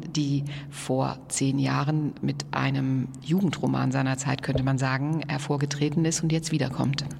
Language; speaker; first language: German; native; German